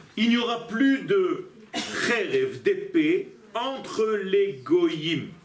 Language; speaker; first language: French; non-native, fluent; Hebrew